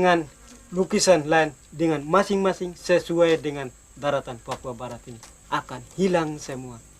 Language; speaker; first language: Indonesian; non-native, local second language; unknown